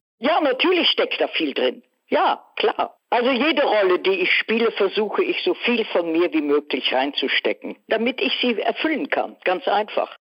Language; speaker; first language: German; early bilingual, other home language; Dutch